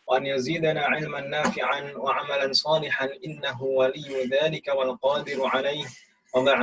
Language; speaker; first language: Arabic; non-native, fluent; Indonesian